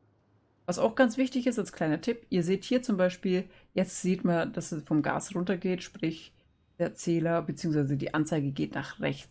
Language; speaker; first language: German; native; German